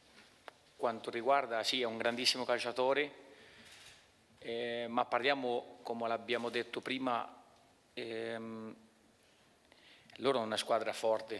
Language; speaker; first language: Italian; non-native, fluent; Portuguese